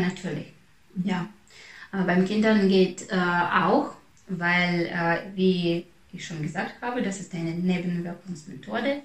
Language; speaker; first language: German; non-native, fluent; Russian